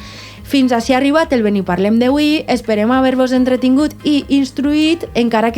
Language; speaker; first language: Catalan; native; Catalan